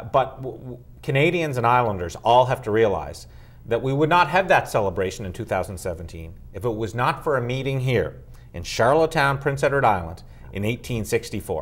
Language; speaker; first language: English; native; English